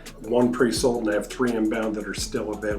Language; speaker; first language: English; native; English